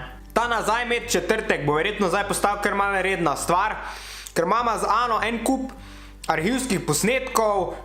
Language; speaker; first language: Slovenian; native; Slovenian